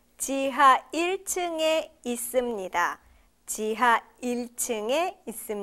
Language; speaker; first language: Korean; early bilingual, heritage; Korean